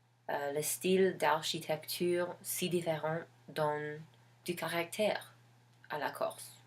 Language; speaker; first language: French; non-native, learner; English